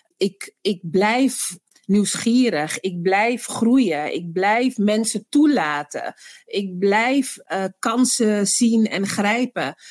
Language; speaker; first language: Dutch; early bilingual, other home language; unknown